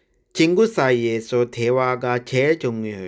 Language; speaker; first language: Korean; non-native, fluent; Sinhala